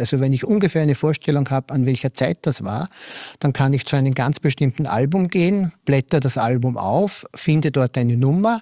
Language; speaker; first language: German; native; German